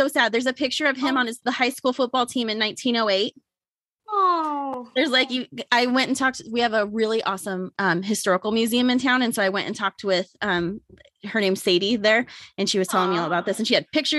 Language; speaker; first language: English; native; English